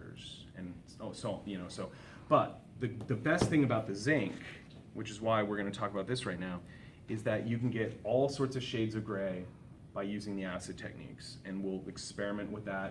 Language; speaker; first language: English; native; English